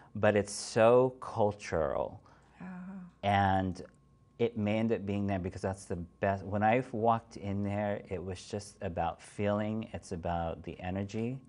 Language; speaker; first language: English; native; English